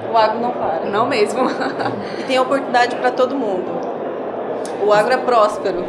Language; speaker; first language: Portuguese; native; Portuguese